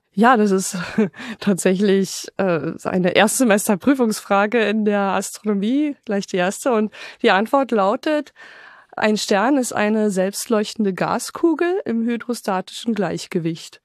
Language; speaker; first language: German; native; German